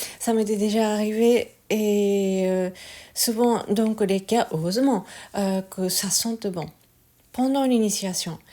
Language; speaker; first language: French; non-native, fluent; Japanese